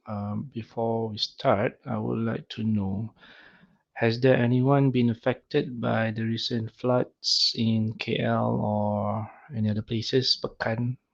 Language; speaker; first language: English; non-native, local second language; Malay